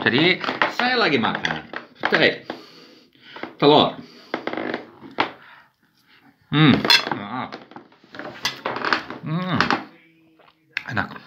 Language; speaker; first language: Indonesian; non-native, fluent; English